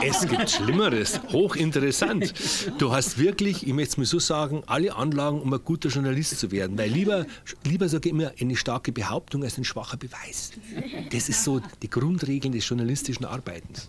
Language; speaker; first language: German; native; German